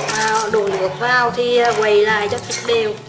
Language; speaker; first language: Vietnamese; native; Vietnamese